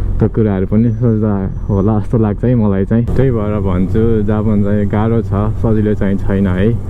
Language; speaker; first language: Nepali; native; Nepali